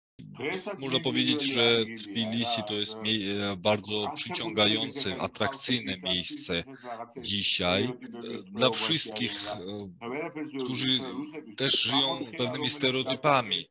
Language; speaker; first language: Polish; non-native, fluent; Georgian